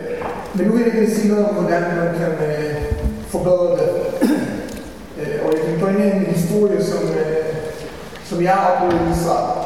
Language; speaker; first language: Danish; non-native, fluent; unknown